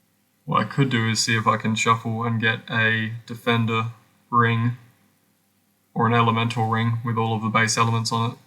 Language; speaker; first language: English; native; English